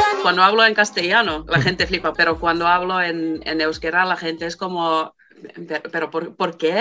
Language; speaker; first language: Spanish; non-native, fluent; Finnish